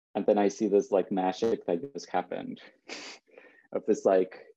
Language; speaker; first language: English; early bilingual, other home language; Spanish